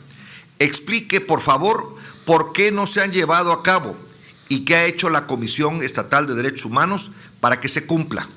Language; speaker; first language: Spanish; native; Spanish